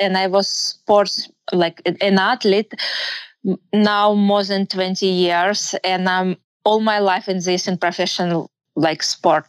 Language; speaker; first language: English; non-native, learner; Russian